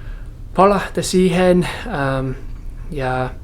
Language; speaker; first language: Finnish; non-native, fluent; English